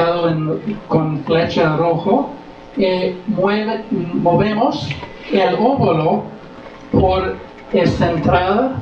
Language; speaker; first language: Spanish; non-native, learner; English